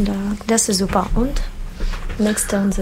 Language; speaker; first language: German; non-native, learner; Russian